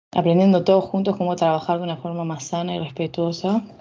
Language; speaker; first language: Spanish; native; Spanish